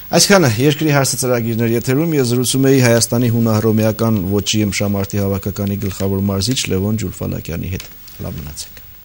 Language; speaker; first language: Armenian; native; Armenian